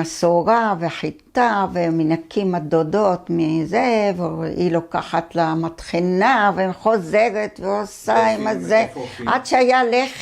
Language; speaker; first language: Hebrew; early bilingual, other home language; Arabic